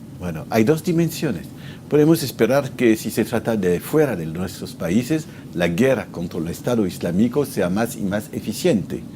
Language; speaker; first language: Spanish; non-native, fluent; French